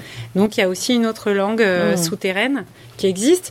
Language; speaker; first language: French; early bilingual, other home language; English